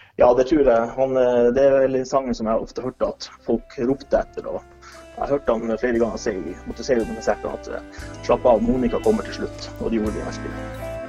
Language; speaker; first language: Norwegian; native; Norwegian